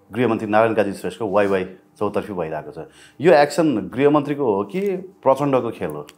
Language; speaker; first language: Nepali; native; Nepali